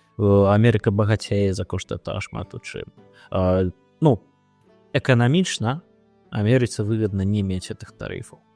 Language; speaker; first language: Belarusian; non-native, local second language; Russian